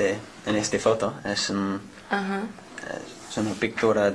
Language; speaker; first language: Spanish; non-native, learner; English